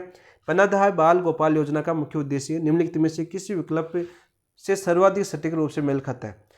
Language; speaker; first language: Hindi; native; Hindi